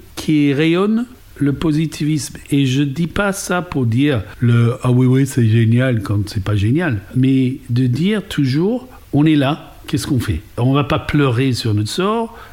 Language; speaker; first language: French; non-native, fluent; English